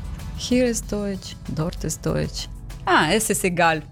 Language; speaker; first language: German; non-native, learner; Ukrainian